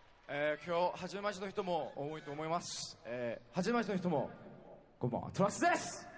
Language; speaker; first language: Japanese; non-native, fluent; Korean